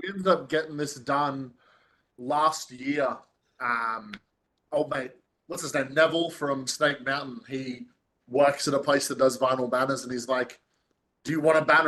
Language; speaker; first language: English; native; English